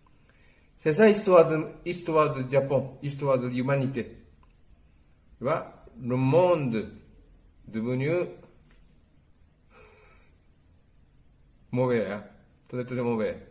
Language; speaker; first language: French; non-native, learner; Japanese